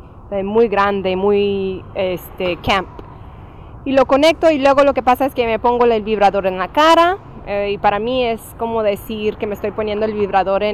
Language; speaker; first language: Spanish; early bilingual, heritage; English